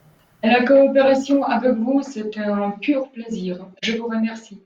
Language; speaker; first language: French; non-native, fluent; Polish